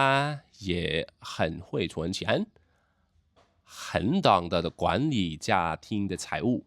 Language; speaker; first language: Chinese; non-native, fluent; Khmer